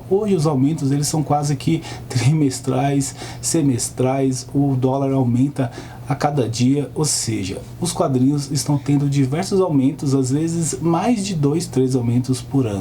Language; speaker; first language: Portuguese; native; Portuguese